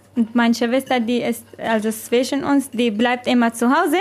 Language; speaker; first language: German; non-native, learner; Arabic